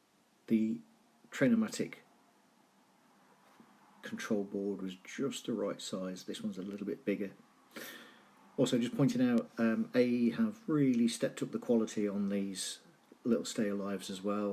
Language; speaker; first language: English; native; English